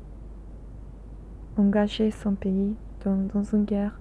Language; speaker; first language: French; non-native, learner; English